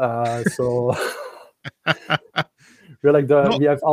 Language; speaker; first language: English; non-native, fluent; French